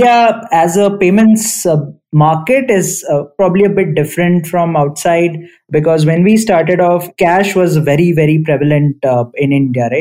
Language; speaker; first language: English; non-native, local second language; Hindi